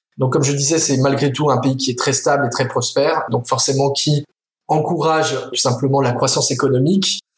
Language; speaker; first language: French; native; French